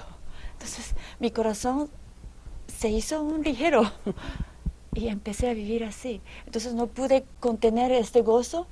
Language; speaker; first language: Spanish; non-native, fluent; Japanese